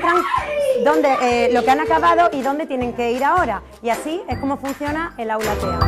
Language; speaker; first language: Spanish; native; Spanish